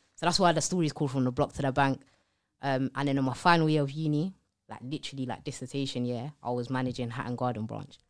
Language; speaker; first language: English; native; English